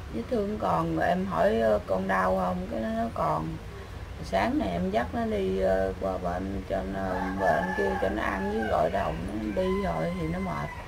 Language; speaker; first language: Vietnamese; native; Vietnamese